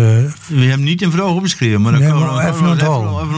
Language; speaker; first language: Dutch; native; Dutch